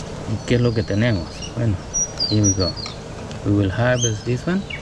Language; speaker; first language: Spanish; native; Spanish